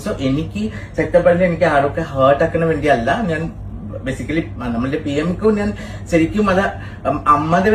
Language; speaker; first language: Malayalam; non-native, fluent; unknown